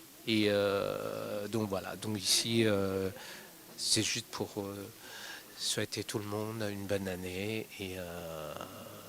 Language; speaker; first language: French; non-native, fluent; Chinese